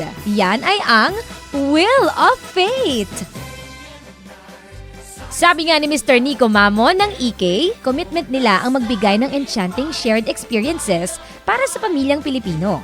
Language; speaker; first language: Filipino; native; Filipino